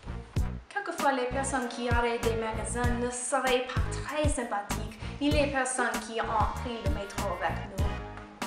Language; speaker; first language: French; non-native, learner; English